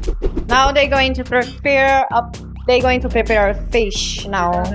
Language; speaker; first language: English; non-native, learner; Portuguese